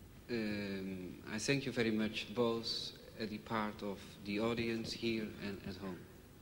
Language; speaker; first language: English; non-native, fluent; Dutch